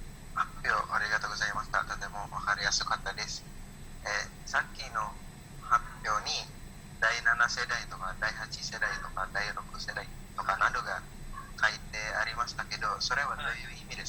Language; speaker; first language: Japanese; non-native, fluent; Indonesian